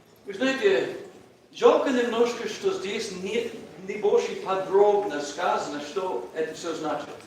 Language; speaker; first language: Russian; non-native, learner; English